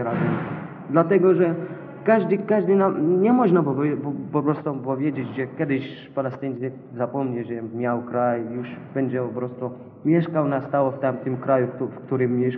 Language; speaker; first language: Polish; non-native, local second language; Arabic